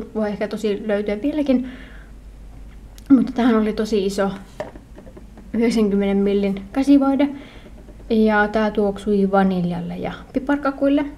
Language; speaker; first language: Finnish; native; Finnish